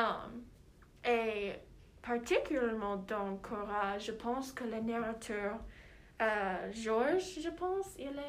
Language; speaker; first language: French; non-native, learner; English